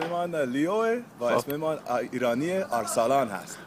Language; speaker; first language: Persian; non-native, learner; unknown